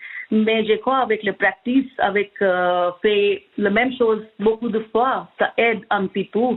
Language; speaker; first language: French; non-native, learner; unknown